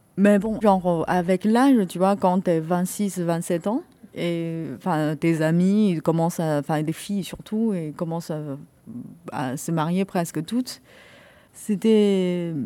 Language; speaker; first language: French; non-native, fluent; Chinese